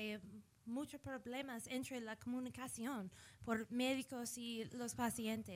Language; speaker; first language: Spanish; early bilingual, heritage; English